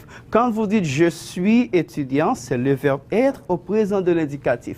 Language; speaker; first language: French; non-native, fluent; Spanish